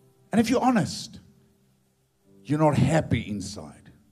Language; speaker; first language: English; non-native, local second language; Afrikaans